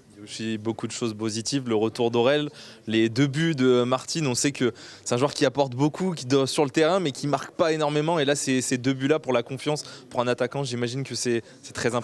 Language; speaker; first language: French; native; French